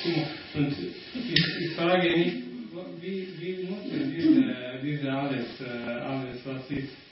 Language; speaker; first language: German; non-native, learner; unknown